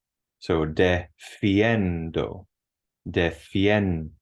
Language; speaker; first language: Spanish; non-native, fluent; English